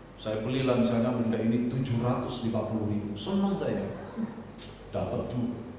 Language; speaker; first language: Indonesian; non-native, local second language; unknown